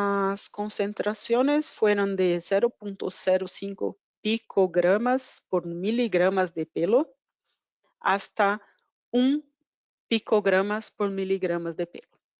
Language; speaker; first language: Spanish; non-native, fluent; Portuguese